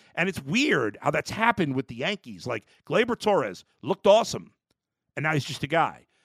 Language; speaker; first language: English; native; English